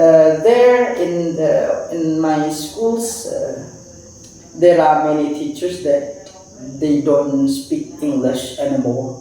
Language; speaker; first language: English; non-native, fluent; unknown